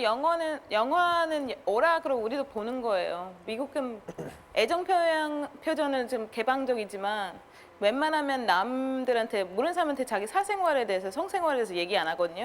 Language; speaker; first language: Korean; non-native, fluent; English